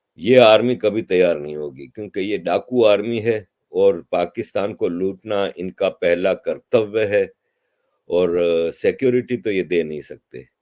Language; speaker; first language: Urdu; native; Urdu